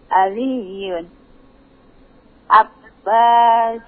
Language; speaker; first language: Arabic; non-native, learner; Indonesian